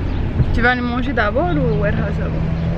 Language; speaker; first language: French; native; French